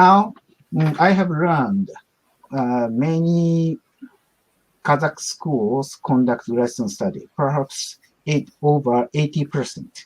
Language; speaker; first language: English; non-native, learner; Japanese